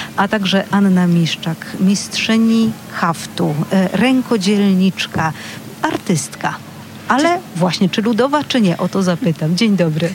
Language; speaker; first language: Polish; native; Polish